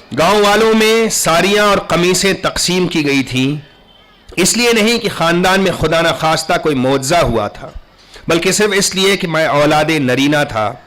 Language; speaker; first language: Urdu; native; Urdu